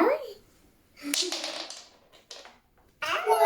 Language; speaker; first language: French; native; French